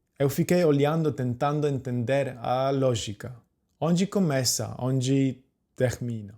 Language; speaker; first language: Portuguese; non-native, fluent; Polish